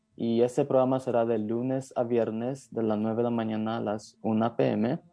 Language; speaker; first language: Spanish; early bilingual, heritage; Spanish